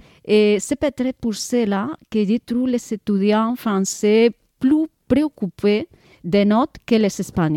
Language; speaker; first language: French; non-native, learner; Spanish